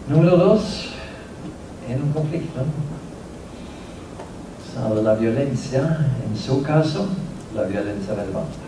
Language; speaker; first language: Spanish; non-native, fluent; Norwegian